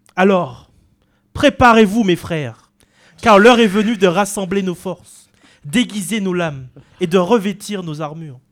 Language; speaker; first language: French; native; French